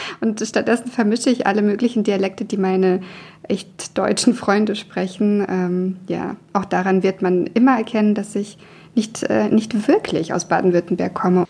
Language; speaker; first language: German; early bilingual, other home language; Russian